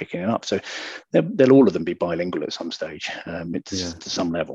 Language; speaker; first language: English; native; English